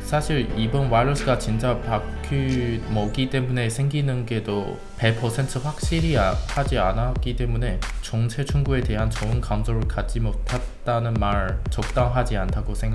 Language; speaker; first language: Korean; non-native, learner; Chinese